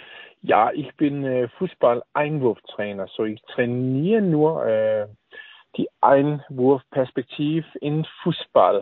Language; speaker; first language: German; non-native, learner; Danish